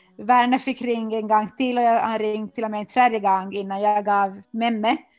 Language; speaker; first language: Swedish; native; Swedish